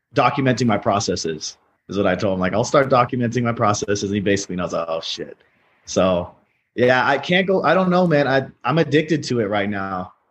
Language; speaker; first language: English; native; English